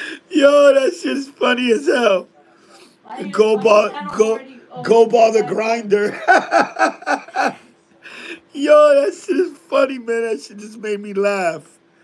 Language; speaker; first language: English; native; English